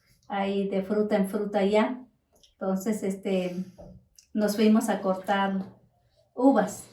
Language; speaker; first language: Spanish; native; Spanish